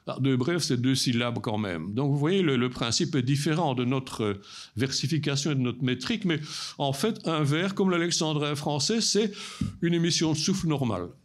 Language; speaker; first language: French; native; French